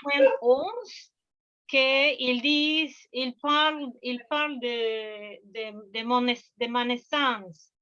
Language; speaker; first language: French; non-native, fluent; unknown